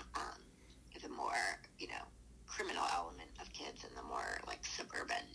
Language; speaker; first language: English; native; English